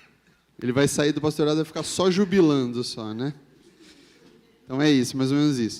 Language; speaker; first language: Portuguese; native; Portuguese